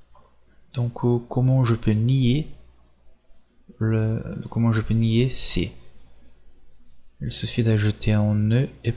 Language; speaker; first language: French; non-native, fluent; Portuguese